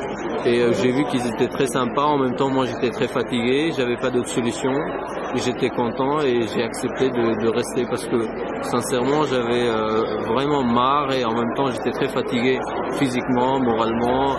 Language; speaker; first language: French; non-native, fluent; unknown